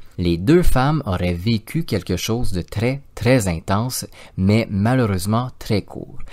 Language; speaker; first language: French; native; French